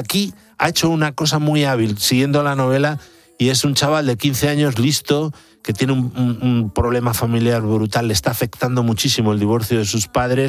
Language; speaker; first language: Spanish; native; Spanish